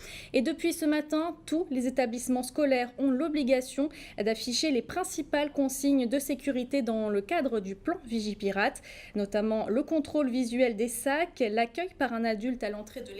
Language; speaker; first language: French; native; French